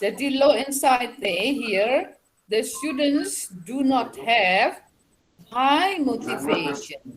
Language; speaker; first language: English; non-native, fluent; Javanese